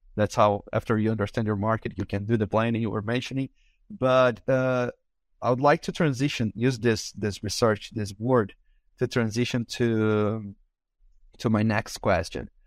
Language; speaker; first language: English; non-native, fluent; Portuguese